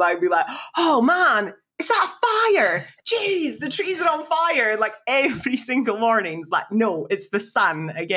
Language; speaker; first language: English; native; English